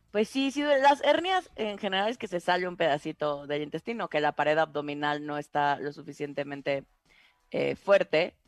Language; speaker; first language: Spanish; native; Spanish